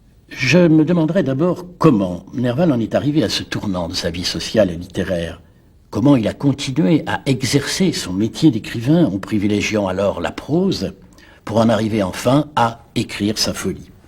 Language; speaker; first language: French; native; French